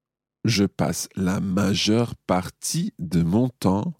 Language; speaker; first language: French; non-native, fluent; English